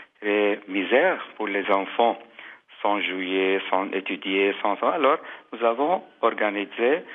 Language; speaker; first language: French; non-native, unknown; Armenian